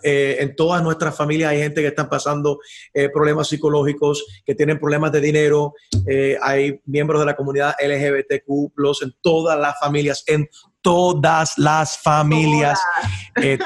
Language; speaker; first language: Spanish; early bilingual, heritage; Spanish